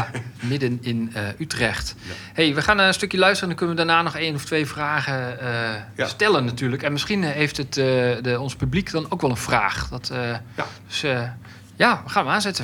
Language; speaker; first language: Dutch; native; Dutch